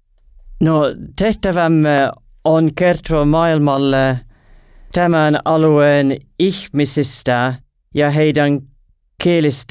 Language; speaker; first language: Finnish; non-native, learner; English